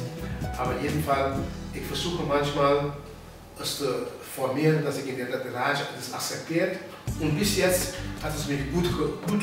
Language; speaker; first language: German; non-native, fluent; Papiamento